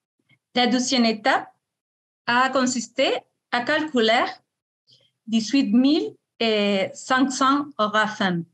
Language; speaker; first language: French; non-native, fluent; Spanish